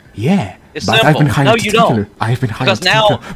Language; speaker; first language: English; non-native, fluent; Polish